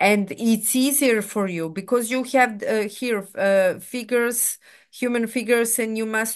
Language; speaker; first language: English; non-native, fluent; Serbian